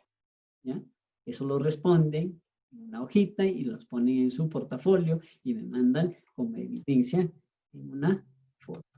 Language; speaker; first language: Spanish; native; Spanish